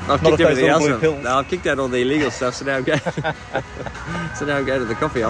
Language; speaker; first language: English; native; English